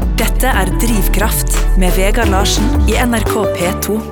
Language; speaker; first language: Norwegian; native; Norwegian